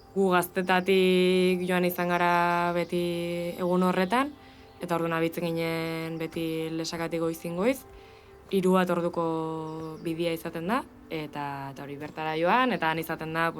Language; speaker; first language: Basque; native; Basque